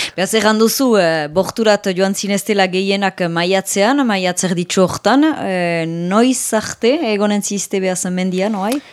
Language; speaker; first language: Basque; native; Basque